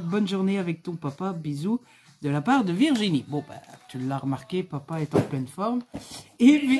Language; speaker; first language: French; native; French